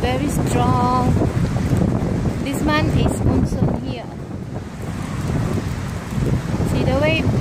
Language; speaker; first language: English; non-native, local second language; Filipino